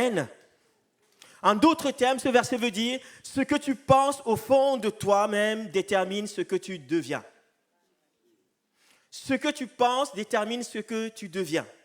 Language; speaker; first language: French; native; French